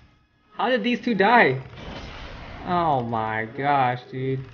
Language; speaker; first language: English; native; English